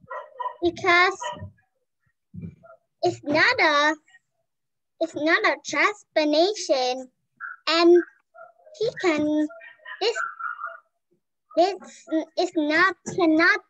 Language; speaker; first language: English; non-native, learner; Vietnamese